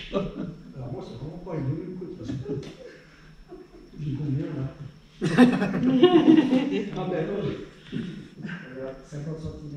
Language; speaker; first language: French; native; French